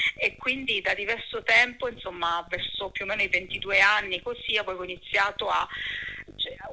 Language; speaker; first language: Italian; native; Italian